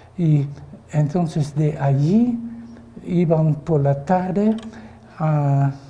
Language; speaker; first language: Spanish; non-native, fluent; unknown